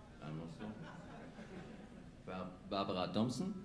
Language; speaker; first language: French; non-native, learner; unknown